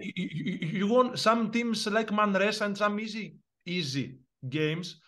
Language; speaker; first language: English; non-native, fluent; Greek